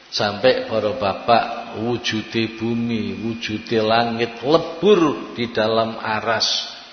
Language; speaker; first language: Indonesian; non-native, local second language; Javanese